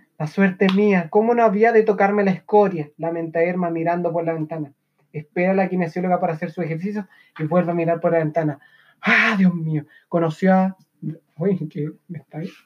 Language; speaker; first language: Spanish; native; Spanish